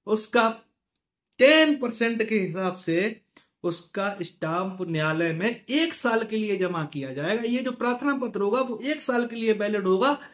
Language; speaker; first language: Hindi; native; Hindi